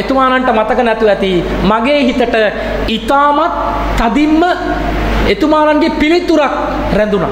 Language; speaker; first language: Sinhala; non-native, local second language; Tamil